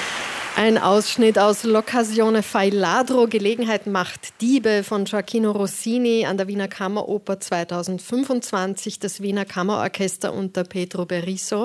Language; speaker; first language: German; native; German